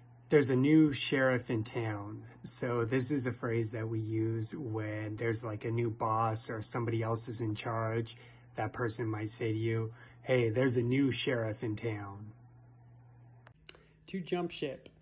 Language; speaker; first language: English; native; English